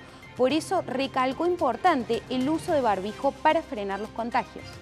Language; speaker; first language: Spanish; native; Spanish